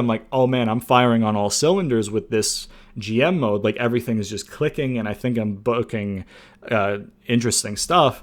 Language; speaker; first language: English; native; English